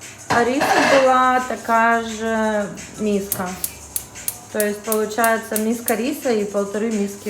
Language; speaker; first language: Russian; native; Russian